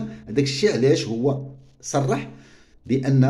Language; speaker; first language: Arabic; native; Arabic